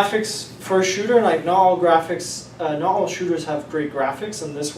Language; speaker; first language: English; native; English